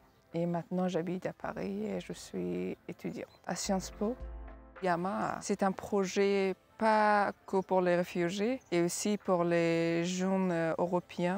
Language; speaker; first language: French; non-native, learner; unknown